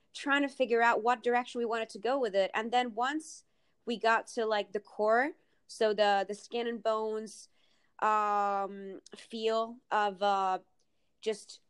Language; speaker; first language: English; early bilingual, other home language; Italian